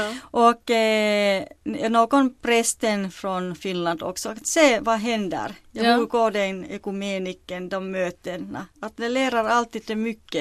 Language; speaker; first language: Swedish; non-native, local second language; Finnish